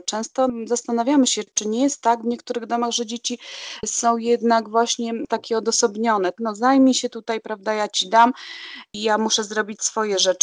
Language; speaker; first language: Polish; native; Polish